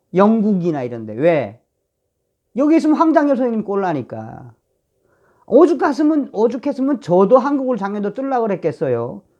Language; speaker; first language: Korean; native; Korean